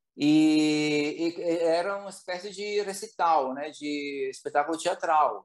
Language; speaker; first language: Portuguese; non-native, fluent; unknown